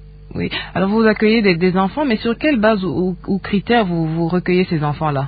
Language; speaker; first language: French; non-native, local second language; Lingala